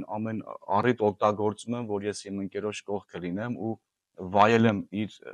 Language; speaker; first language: Armenian; native; Armenian